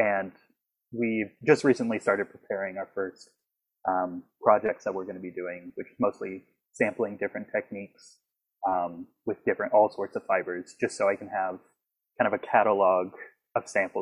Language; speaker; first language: English; native; English